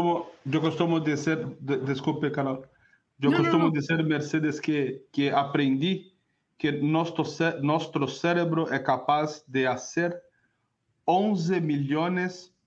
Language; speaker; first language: Spanish; non-native, learner; Portuguese